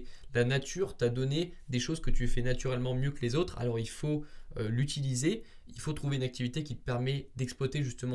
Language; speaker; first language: French; native; French